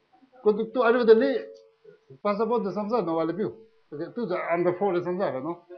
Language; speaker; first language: Italian; non-native, learner; Tibetan